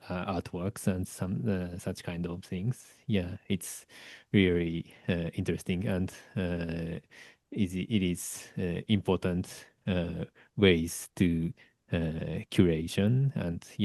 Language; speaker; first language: English; non-native, learner; Japanese